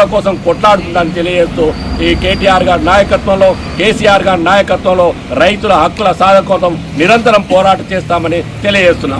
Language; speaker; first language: Telugu; native; Telugu